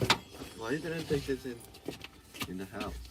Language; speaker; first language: English; non-native, learner; Japanese